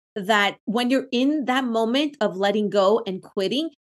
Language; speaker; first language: English; non-native, local second language; French